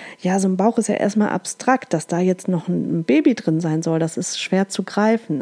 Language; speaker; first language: German; native; German